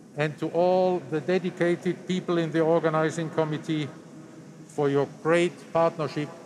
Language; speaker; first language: English; non-native, fluent; German